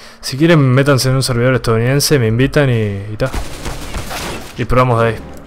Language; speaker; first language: Spanish; native; Spanish